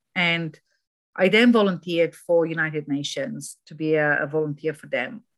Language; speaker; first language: English; non-native, fluent; Romanian